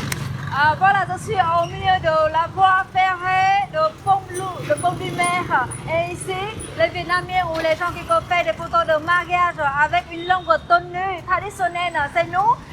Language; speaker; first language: French; non-native, fluent; Vietnamese